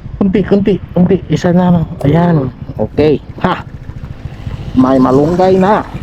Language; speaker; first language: Filipino; non-native, local second language; Hiligaynon